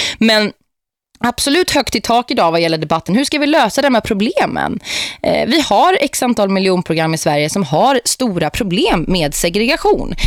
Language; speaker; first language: Swedish; native; Swedish